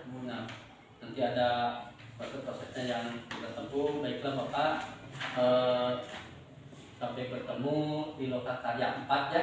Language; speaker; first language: Indonesian; native; Indonesian